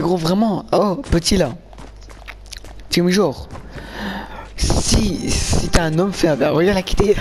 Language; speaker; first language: French; native; French